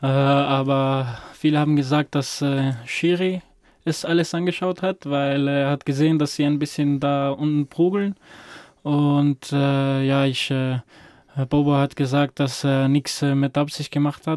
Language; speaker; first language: German; non-native, fluent; Croatian